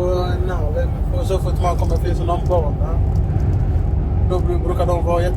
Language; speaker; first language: Swedish; non-native, fluent; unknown